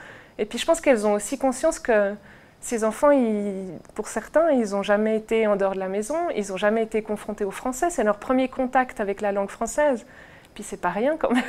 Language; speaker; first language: French; native; French